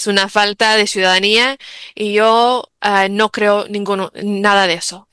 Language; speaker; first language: Spanish; early bilingual, heritage; English